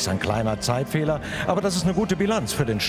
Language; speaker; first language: German; native; German